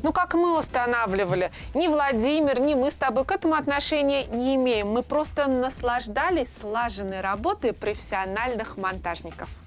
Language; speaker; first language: Russian; native; Russian